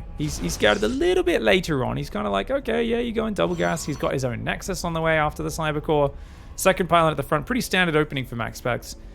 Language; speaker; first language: English; native; English